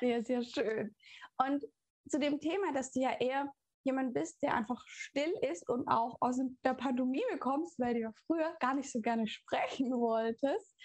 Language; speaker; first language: German; native; German